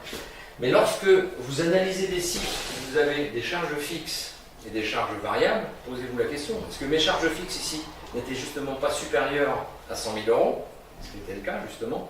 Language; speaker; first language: French; native; French